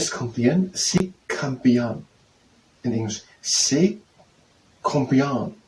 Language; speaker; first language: French; non-native, learner; English